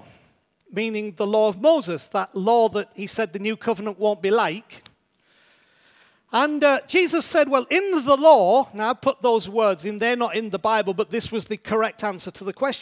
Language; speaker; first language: English; native; English